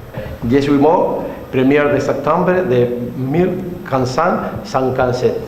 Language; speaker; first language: French; non-native, learner; Spanish